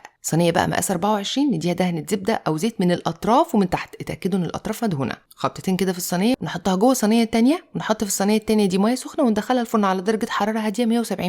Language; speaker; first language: Arabic; native; Arabic